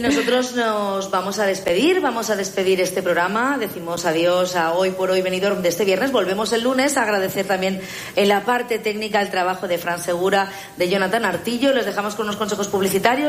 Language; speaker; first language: Spanish; native; Spanish